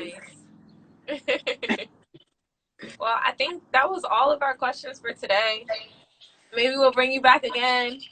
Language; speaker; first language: English; native; English